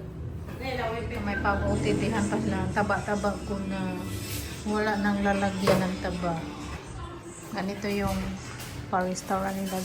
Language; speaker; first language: Filipino; non-native, local second language; Cebuano